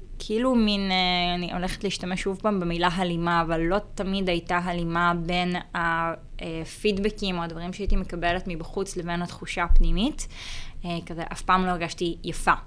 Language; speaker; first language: Hebrew; native; Hebrew